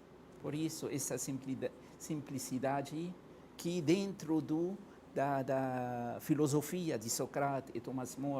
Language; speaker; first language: Portuguese; non-native, fluent; Arabic